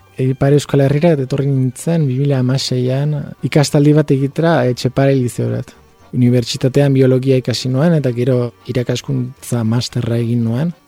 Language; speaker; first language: Basque; non-native, fluent; Spanish